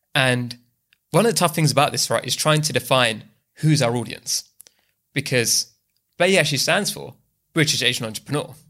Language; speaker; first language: English; native; English